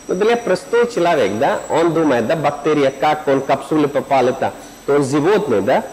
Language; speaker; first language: Russian; non-native, learner; Hindi